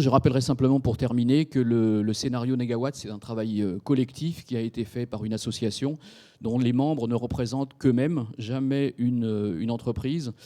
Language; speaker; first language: French; native; French